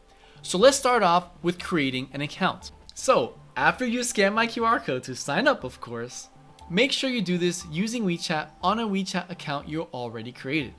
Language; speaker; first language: English; native; English